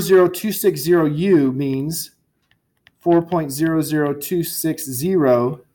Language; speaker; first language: English; native; English